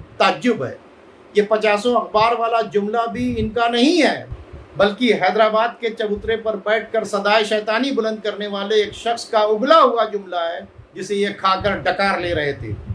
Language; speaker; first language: Urdu; native; Urdu